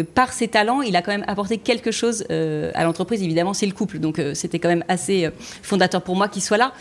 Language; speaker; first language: French; native; French